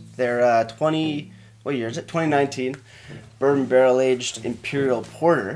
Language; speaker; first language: English; native; English